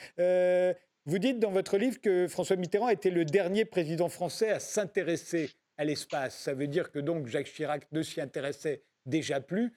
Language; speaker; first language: French; native; French